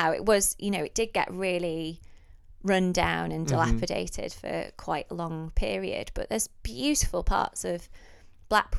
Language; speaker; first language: English; native; English